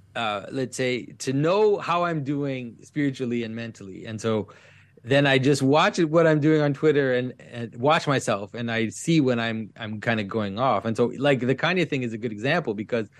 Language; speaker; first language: English; non-native, fluent; French